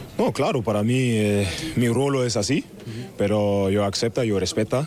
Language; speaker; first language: Spanish; non-native, learner; German